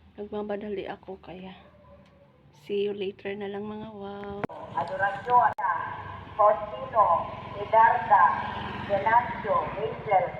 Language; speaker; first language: Filipino; non-native, local second language; Cebuano